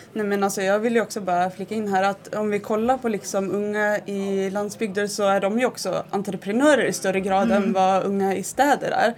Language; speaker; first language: Swedish; native; Swedish